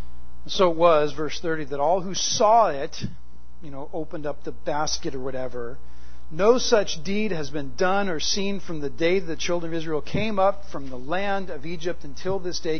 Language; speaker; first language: English; native; English